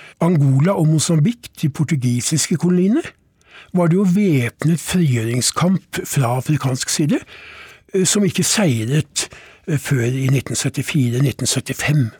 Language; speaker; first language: Norwegian; native; Norwegian